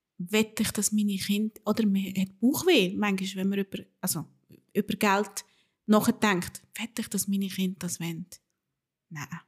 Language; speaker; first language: German; early bilingual, other home language; Spanish